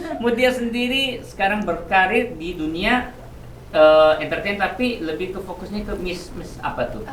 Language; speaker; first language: Indonesian; non-native, fluent; Korean